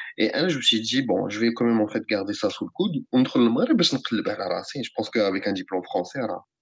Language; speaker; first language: French; non-native, local second language; Arabic